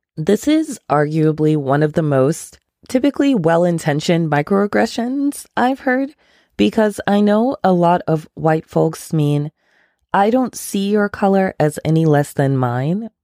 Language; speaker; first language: English; non-native, local second language; Akan